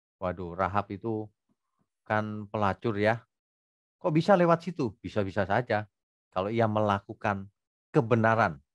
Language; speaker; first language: Indonesian; native; Indonesian